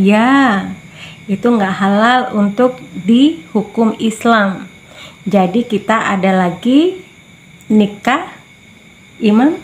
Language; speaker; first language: Indonesian; native; Indonesian